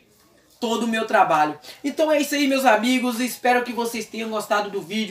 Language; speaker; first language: Portuguese; native; Portuguese